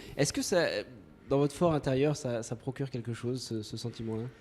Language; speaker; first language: French; native; French